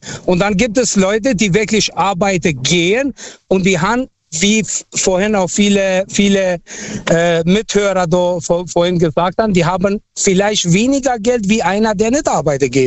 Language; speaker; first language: German; non-native, fluent; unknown